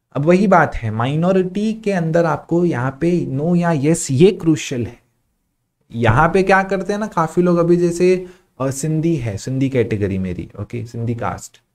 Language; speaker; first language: Hindi; non-native, local second language; Sindhi